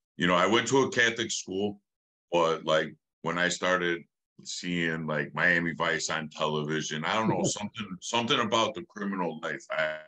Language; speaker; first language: English; native; English